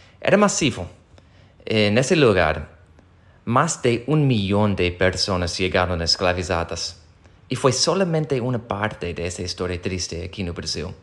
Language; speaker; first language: Spanish; non-native, fluent; English